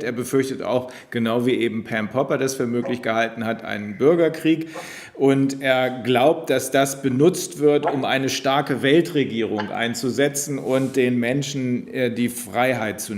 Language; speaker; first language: German; native; German